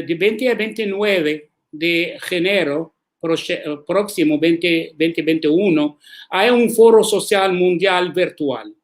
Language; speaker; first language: Spanish; non-native, learner; Arabic